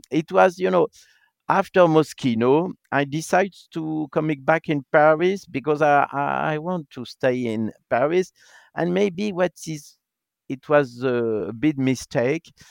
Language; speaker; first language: English; non-native, learner; French